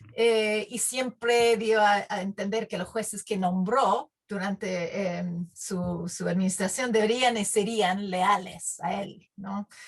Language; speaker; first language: Spanish; non-native, fluent; English